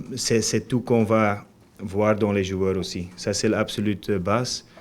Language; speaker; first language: French; non-native, learner; Dutch